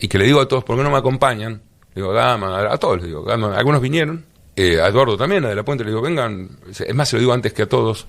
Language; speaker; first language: Spanish; native; Spanish